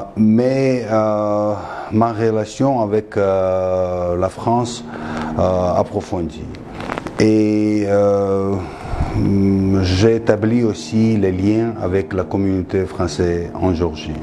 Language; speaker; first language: French; non-native, fluent; Georgian